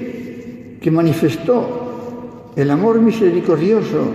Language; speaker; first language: Spanish; native; Spanish